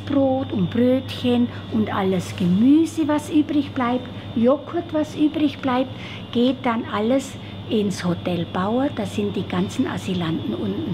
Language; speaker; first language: German; native; German